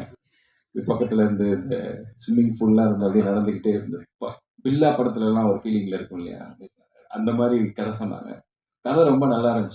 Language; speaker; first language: Tamil; native; Tamil